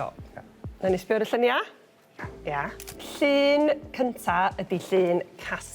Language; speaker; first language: Welsh; native; Welsh